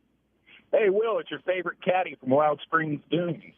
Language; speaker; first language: English; native; English